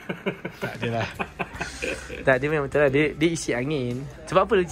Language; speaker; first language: Malay; native; Malay